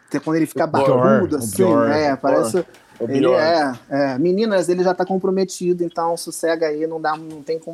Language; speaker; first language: Portuguese; native; Portuguese